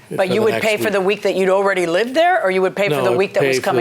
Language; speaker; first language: English; native; English